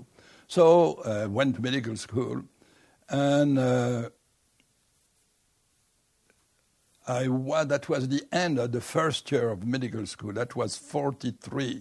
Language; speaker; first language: English; non-native, fluent; French